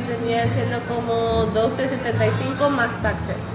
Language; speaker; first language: Spanish; native; Spanish